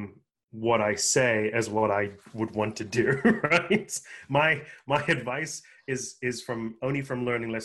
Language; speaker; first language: English; native; English